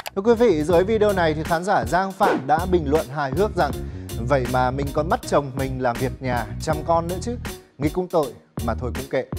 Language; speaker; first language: Vietnamese; native; Vietnamese